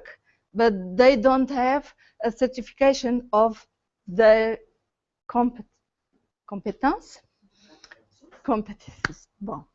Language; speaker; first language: English; non-native, learner; Portuguese